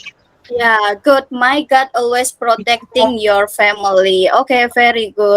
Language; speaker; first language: English; non-native, fluent; Indonesian